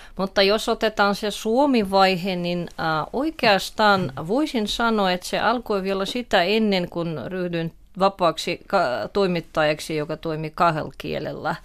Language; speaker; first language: Finnish; non-native, fluent; Russian